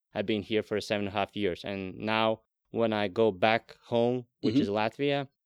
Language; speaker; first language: English; non-native, fluent; Latvian